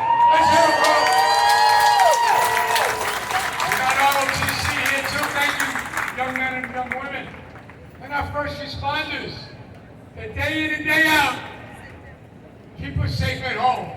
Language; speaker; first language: English; native; English